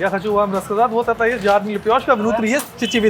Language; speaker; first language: Russian; non-native, learner; Hindi